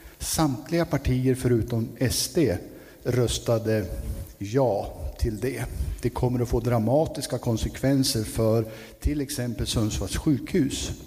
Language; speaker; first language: Swedish; native; Swedish